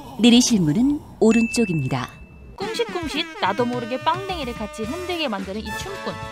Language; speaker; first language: Korean; native; Korean